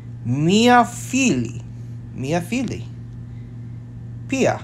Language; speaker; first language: Greek; non-native, learner; English